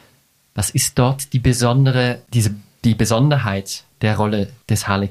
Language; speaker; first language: German; native; German